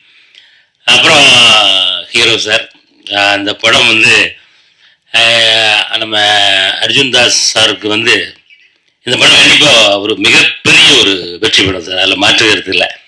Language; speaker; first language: Tamil; native; Tamil